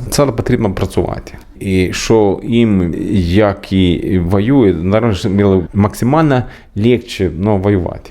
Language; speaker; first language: Ukrainian; non-native, learner; Swedish